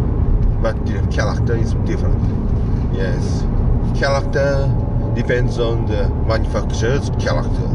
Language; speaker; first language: English; non-native, learner; Japanese